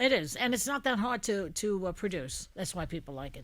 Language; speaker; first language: English; native; English